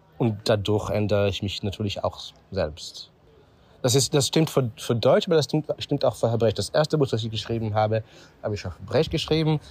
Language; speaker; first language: German; non-native, fluent; Hebrew